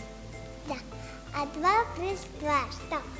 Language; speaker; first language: Russian; non-native, learner; Tajik